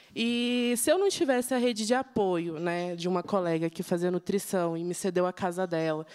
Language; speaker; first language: Portuguese; native; Portuguese